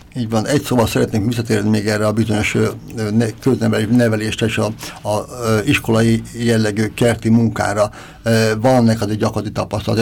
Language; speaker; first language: Hungarian; native; Hungarian